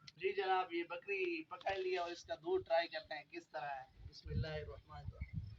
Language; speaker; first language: Urdu; non-native, local second language; Punjabi